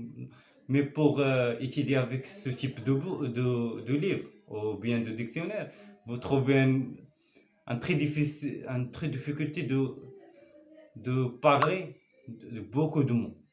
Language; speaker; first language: French; non-native, learner; Arabic